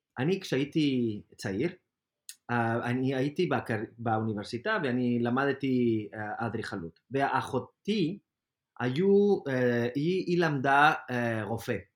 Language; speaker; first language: Hebrew; non-native, fluent; Spanish